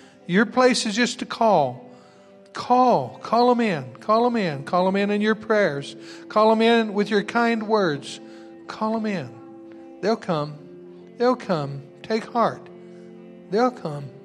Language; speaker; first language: English; native; English